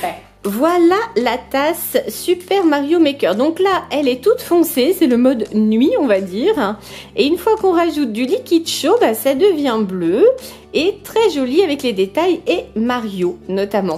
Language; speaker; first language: French; native; French